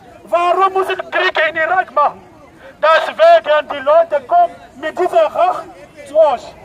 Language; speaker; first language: German; non-native, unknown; Lingala